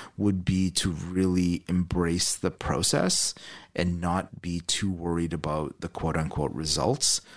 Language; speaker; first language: English; native; English